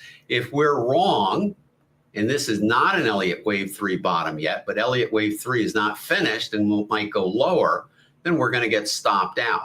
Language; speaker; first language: English; native; English